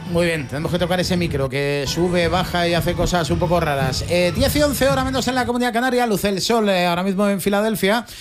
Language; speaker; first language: Spanish; native; Spanish